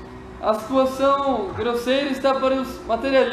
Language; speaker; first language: Portuguese; native; Portuguese